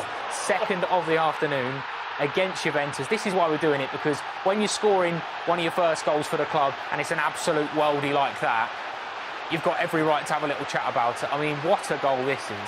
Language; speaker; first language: English; native; English